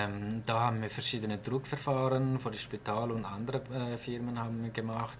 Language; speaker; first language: German; non-native, fluent; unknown